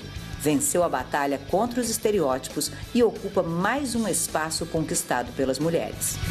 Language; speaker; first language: Portuguese; native; Portuguese